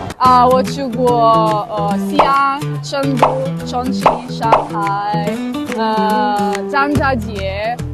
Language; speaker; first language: Chinese; non-native, learner; Italian